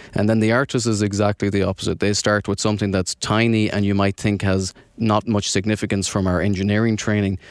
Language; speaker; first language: English; native; English